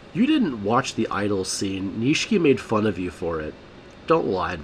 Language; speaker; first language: English; native; English